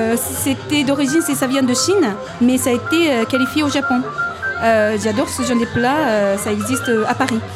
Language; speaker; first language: French; non-native, learner; Japanese